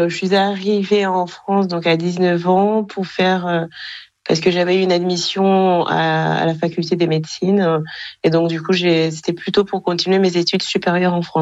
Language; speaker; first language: French; non-native, local second language; Kinyarwanda